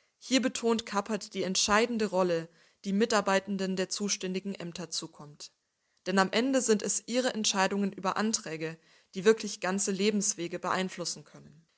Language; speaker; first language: German; native; German